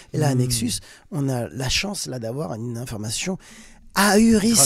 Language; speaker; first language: French; native; French